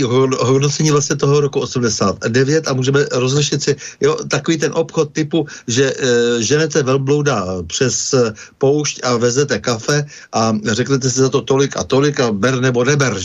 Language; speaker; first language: Czech; native; Czech